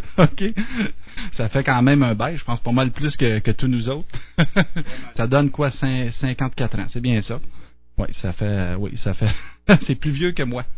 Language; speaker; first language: French; native; French